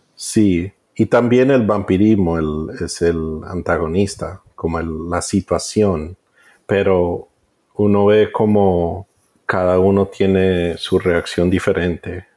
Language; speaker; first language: Spanish; early bilingual, heritage; Spanish